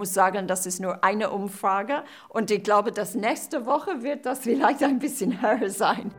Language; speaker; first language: German; non-native, fluent; English